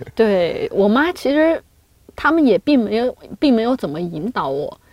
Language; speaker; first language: Chinese; native; Chinese